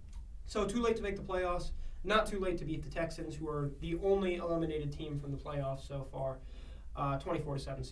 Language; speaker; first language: English; native; English